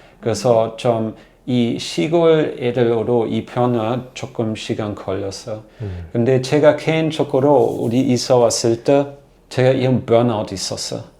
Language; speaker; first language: Korean; non-native, learner; German